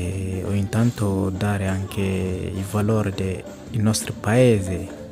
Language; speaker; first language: Italian; non-native, fluent; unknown